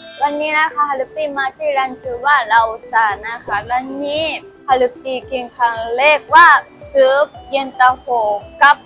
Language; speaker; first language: Thai; non-native, fluent; Japanese